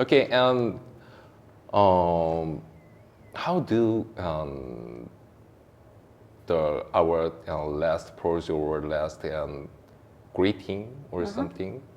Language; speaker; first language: English; non-native, learner; Korean